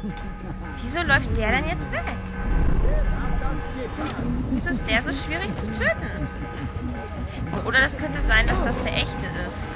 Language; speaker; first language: German; native; German